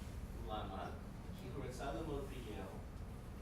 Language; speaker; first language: Hebrew; non-native, fluent; English